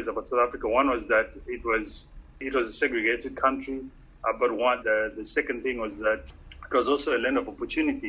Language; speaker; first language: English; non-native, local second language; Shona